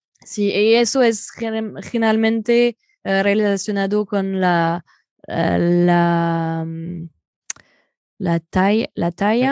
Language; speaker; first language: Spanish; non-native, fluent; French